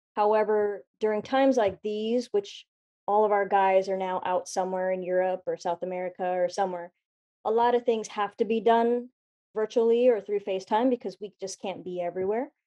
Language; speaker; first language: English; native; English